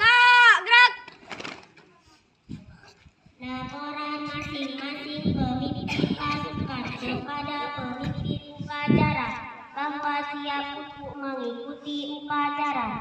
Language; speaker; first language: Indonesian; native; Indonesian